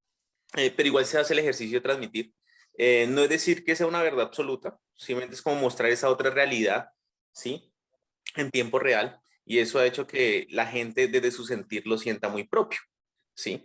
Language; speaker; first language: Spanish; native; Spanish